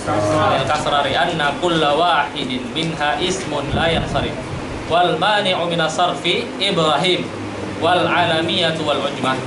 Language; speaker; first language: Arabic; non-native, fluent; Indonesian